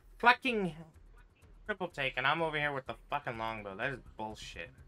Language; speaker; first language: English; native; English